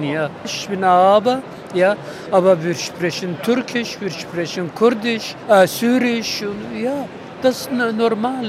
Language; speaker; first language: German; non-native, fluent; Arabic